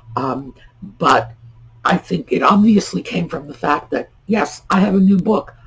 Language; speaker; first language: English; native; English